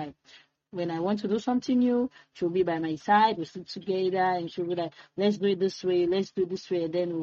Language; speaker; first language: English; non-native, local second language; Krio